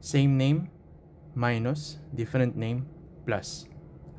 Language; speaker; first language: English; non-native, local second language; Filipino